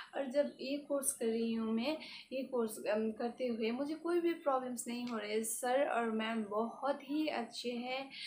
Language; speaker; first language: Hindi; non-native, local second language; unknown